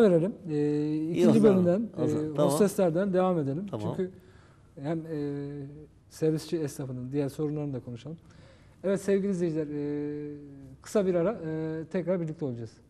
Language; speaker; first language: Turkish; native; Turkish